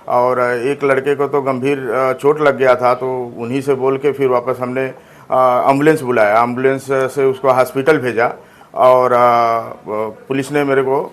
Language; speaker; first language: Hindi; native; Hindi